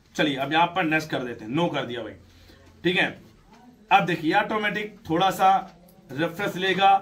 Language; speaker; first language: Hindi; native; Hindi